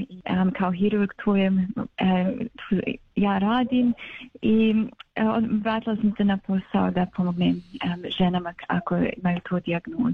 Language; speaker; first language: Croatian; early bilingual, other home language; Bosnian